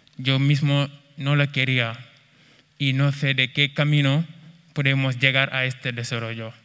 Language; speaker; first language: Spanish; non-native, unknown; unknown